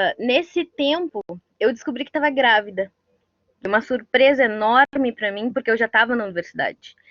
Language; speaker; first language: Portuguese; non-native, local second language; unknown